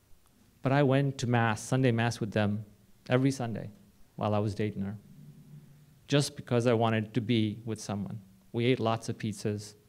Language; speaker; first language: English; non-native, local second language; Hindi